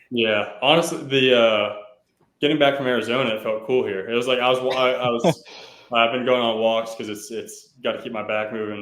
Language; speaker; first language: English; native; English